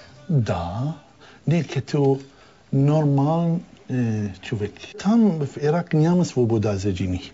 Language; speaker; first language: Bulgarian; non-native, learner; Arabic